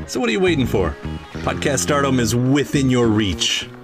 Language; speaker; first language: English; native; English